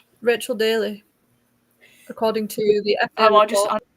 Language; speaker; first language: English; native; English